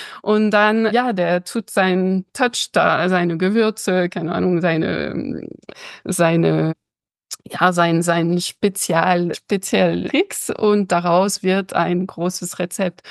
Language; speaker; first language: German; non-native, fluent; French